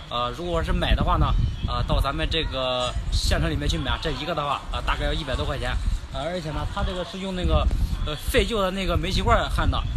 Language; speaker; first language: Chinese; native; Chinese